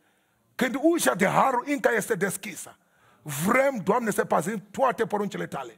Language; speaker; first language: Romanian; non-native, learner; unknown